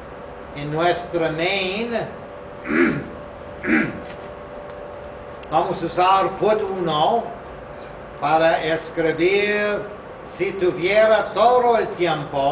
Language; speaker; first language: Spanish; non-native, fluent; English